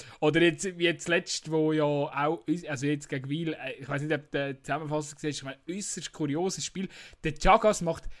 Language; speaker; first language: German; native; German